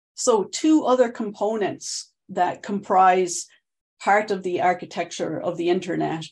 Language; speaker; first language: English; native; English